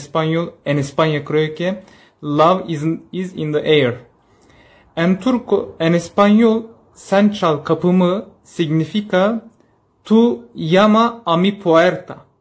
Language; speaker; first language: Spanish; non-native, learner; Turkish